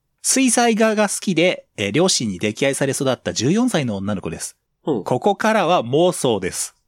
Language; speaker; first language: Japanese; native; Japanese